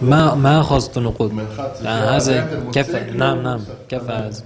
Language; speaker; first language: Arabic; non-native, learner; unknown